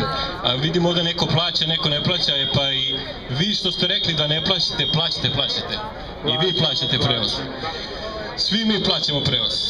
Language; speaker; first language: Serbian; native; Serbian